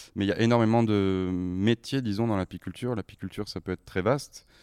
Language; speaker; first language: French; native; French